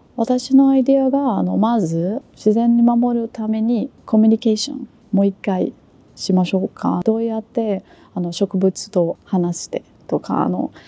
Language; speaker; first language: Japanese; non-native, learner; Portuguese